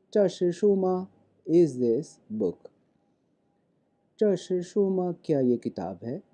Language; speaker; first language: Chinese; non-native, fluent; Urdu